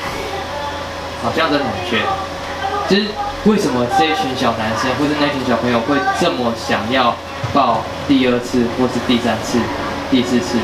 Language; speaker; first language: Chinese; native; Chinese